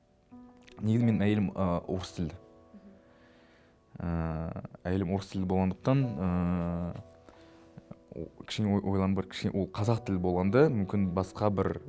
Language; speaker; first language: Kazakh; non-native, local second language; Russian